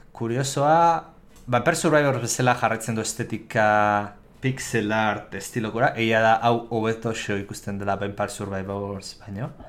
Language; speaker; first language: Basque; native; Basque